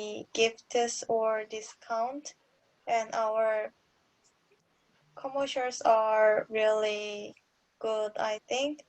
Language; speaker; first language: English; non-native, learner; Korean